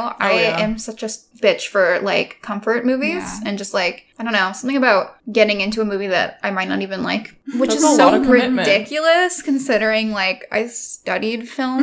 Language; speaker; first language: English; native; English